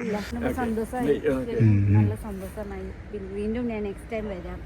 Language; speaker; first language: Malayalam; non-native, learner; Nepali